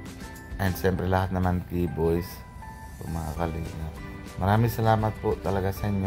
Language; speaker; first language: Filipino; non-native, learner; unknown